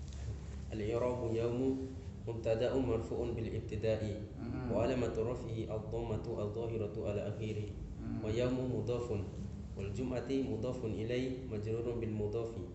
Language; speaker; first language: Arabic; non-native, learner; Indonesian